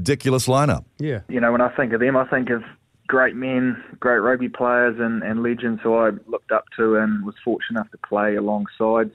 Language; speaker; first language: English; native; English